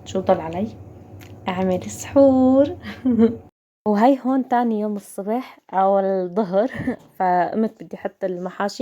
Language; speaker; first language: Arabic; native; Arabic